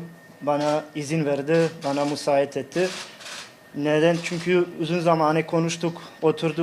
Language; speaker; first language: Turkish; non-native, fluent; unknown